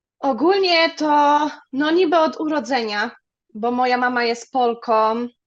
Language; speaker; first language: Polish; early bilingual, other home language; German